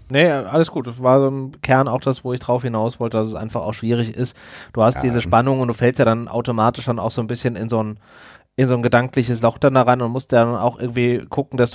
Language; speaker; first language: German; native; German